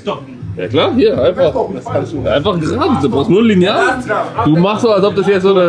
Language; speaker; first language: German; native; German